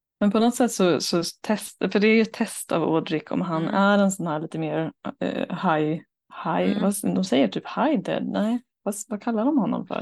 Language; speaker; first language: Swedish; native; Swedish